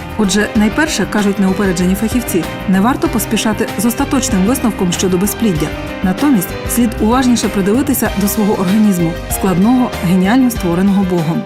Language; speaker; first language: Ukrainian; native; Ukrainian